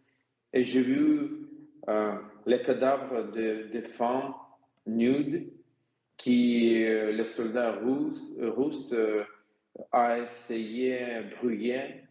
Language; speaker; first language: French; non-native, learner; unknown